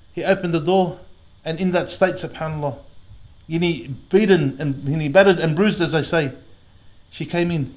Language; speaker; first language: English; native; English